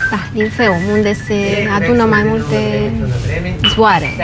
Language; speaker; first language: Romanian; native; Romanian